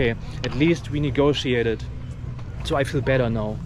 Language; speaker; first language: English; non-native, fluent; German